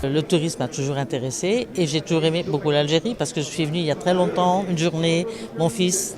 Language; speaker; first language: French; native; French